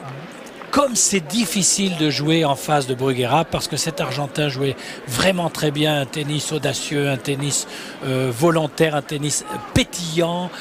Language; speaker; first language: French; native; French